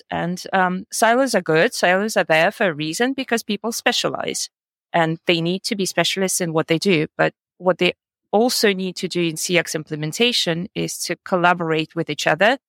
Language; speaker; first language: English; non-native, fluent; Russian